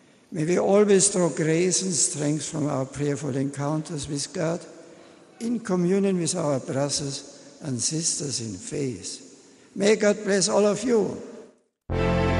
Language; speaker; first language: English; non-native, fluent; German